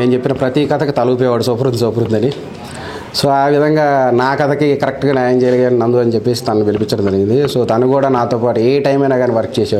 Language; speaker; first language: Telugu; native; Telugu